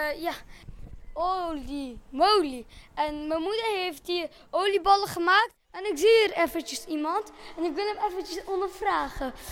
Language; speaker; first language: Dutch; early bilingual, other home language; Persian